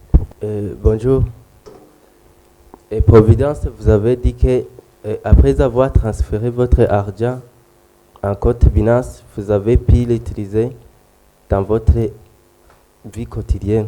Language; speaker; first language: French; non-native, local second language; Rundi